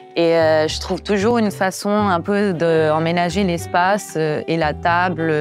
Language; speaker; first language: French; non-native, fluent; Portuguese